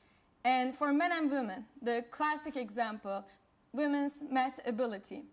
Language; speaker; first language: English; non-native, fluent; Turkish